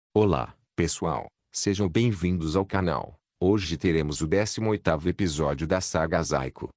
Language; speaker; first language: Portuguese; native; Portuguese